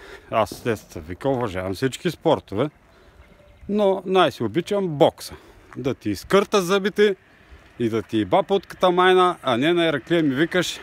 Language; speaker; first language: Bulgarian; native; Bulgarian